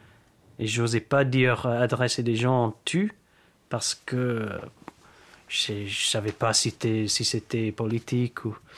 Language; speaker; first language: French; non-native, fluent; English